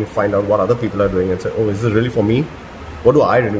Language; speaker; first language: English; non-native, local second language; Gujarati